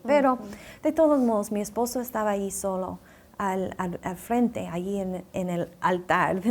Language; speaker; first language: Spanish; non-native, fluent; English